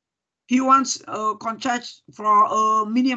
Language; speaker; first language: English; non-native, learner; Vietnamese